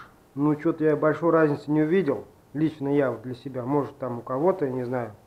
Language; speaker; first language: Russian; native; Russian